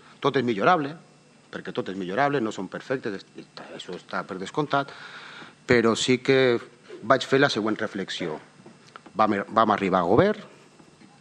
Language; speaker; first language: Catalan; non-native, local second language; Spanish